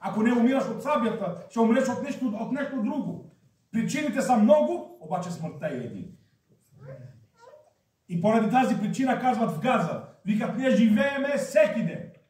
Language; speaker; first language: Bulgarian; non-native, fluent; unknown